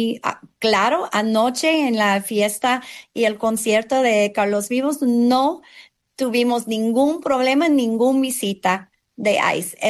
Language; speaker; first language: Spanish; non-native, fluent; English